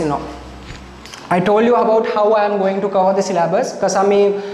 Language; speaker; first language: English; non-native, local second language; Marathi